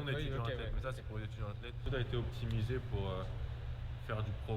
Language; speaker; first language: French; native; French